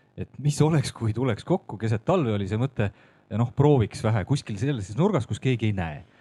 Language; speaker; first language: Estonian; native; Estonian